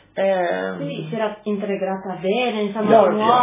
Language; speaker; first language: Italian; native; Italian